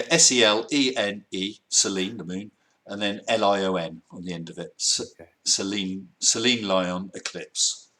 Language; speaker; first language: English; native; English